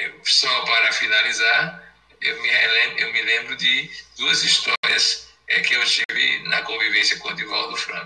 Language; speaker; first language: Portuguese; native; Portuguese